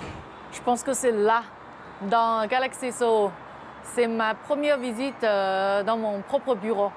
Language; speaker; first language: French; non-native, fluent; Chinese